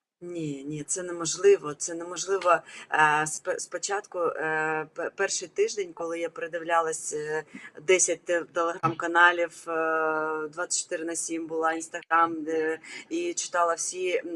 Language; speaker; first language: Ukrainian; non-native, local second language; Russian